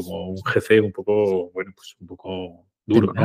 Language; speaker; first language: Spanish; native; Spanish